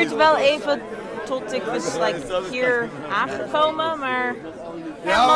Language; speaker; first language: Dutch; non-native, fluent; English